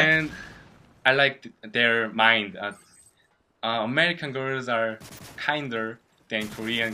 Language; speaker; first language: English; non-native, learner; Korean